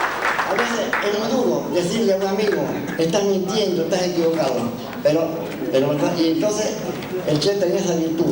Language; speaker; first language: Spanish; native; Spanish